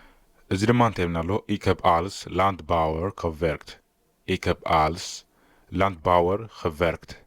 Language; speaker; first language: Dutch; non-native, learner; Tigrinya